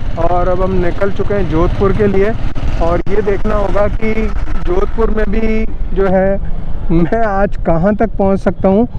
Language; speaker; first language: Hindi; native; Hindi